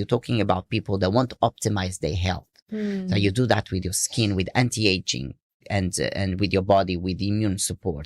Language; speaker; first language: English; non-native, fluent; Portuguese